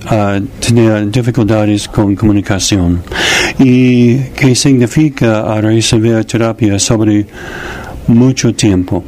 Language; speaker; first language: Spanish; non-native, fluent; English